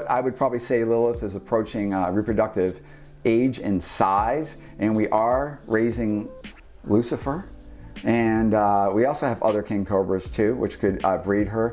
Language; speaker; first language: English; native; English